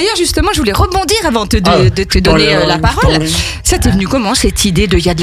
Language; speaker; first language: French; native; French